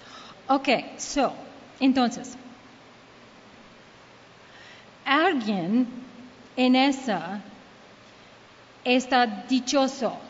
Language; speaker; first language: Spanish; early bilingual, heritage; Spanish